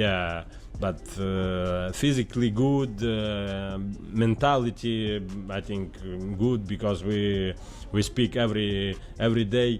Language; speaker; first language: English; non-native, learner; Ukrainian